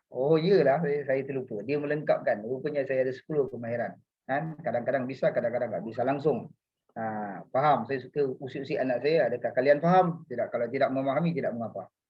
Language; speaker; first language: Malay; native; Malay